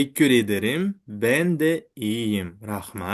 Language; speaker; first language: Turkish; non-native, fluent; Uzbek